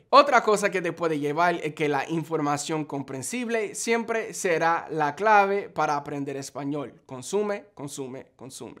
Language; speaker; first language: Spanish; non-native, fluent; English